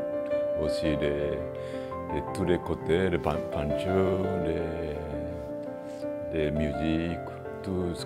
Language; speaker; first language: French; non-native, fluent; Japanese